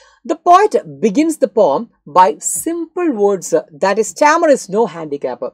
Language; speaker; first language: English; non-native, local second language; Malayalam